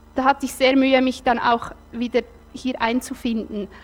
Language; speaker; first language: German; native; German